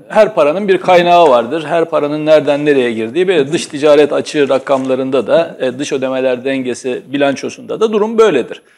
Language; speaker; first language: Turkish; native; Turkish